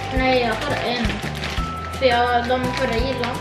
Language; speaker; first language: Swedish; early bilingual, heritage; Swedish